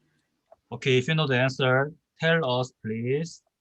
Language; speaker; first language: English; non-native, learner; Korean